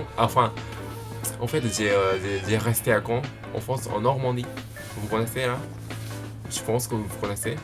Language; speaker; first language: French; non-native, learner; Japanese